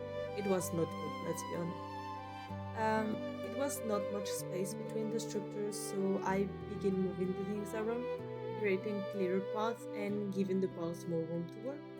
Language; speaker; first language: English; non-native, fluent; Spanish